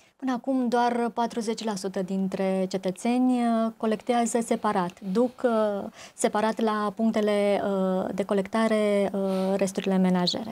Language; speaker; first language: Romanian; native; Romanian